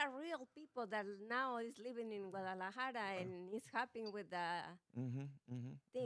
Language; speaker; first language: English; non-native, learner; Spanish